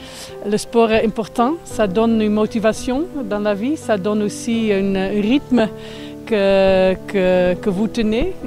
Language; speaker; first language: French; non-native, fluent; Dutch